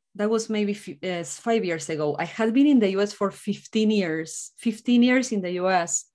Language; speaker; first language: English; non-native, fluent; Spanish